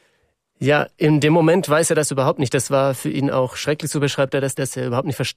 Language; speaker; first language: German; native; German